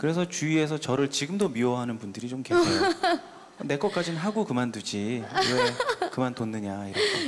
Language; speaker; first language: Korean; native; Korean